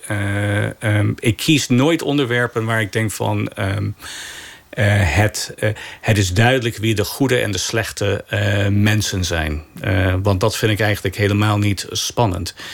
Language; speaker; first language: Dutch; non-native, fluent; English